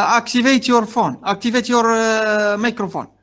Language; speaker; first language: English; non-native, learner; Arabic